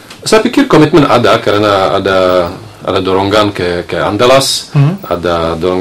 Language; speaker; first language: Indonesian; non-native, fluent; Slovak